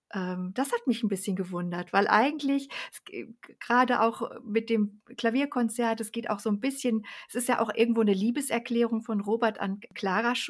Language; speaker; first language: German; native; German